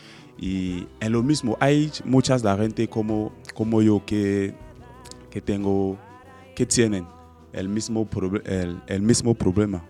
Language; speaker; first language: Spanish; non-native, learner; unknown